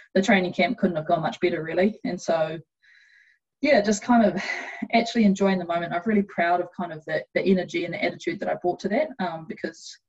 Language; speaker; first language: English; native; English